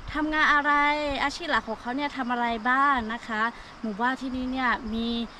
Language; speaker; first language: Thai; non-native, local second language; Lahu